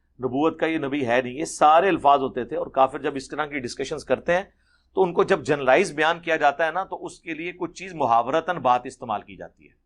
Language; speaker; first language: Urdu; non-native, local second language; Punjabi